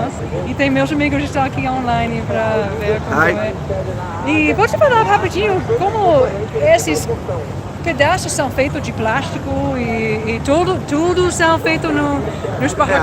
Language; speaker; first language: Portuguese; non-native, learner; English